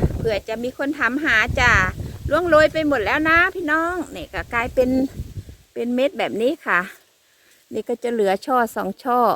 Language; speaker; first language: Thai; native; Thai